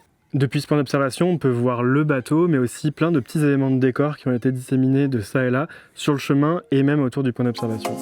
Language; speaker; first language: French; native; French